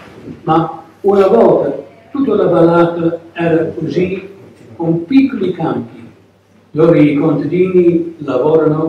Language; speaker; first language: Italian; non-native, learner; English